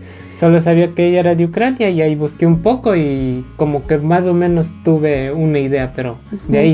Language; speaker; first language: Spanish; native; Spanish